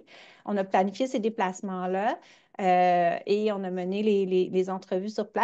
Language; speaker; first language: French; native; French